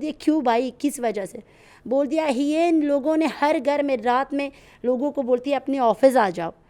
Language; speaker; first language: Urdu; non-native, learner; Persian